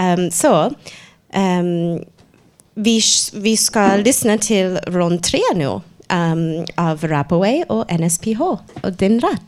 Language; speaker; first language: Swedish; non-native, fluent; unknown